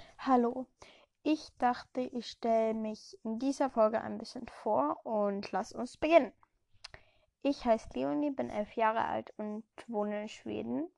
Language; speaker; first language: German; early bilingual, heritage; German